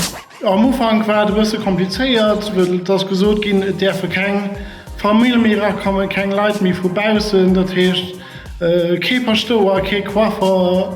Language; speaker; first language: German; non-native, local second language; Luxembourgish